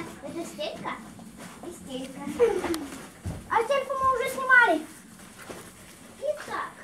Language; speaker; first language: Russian; native; Russian